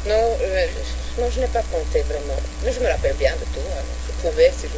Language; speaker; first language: French; non-native, fluent; Swedish